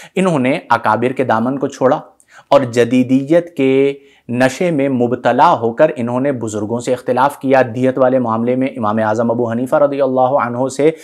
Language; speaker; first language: Urdu; native; Urdu